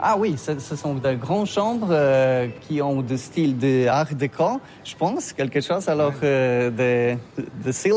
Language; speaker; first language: French; non-native, learner; Polish